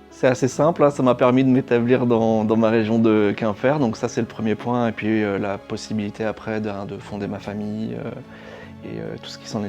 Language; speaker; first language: French; native; French